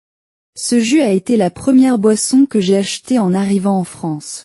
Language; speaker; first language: French; non-native, learner; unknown